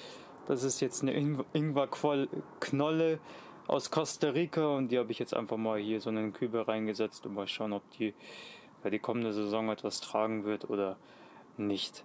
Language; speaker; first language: German; native; German